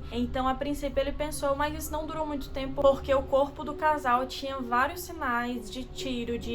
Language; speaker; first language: Portuguese; native; Portuguese